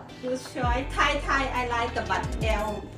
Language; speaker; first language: English; non-native, learner; Thai